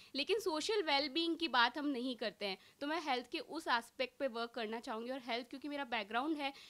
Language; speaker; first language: Hindi; native; Hindi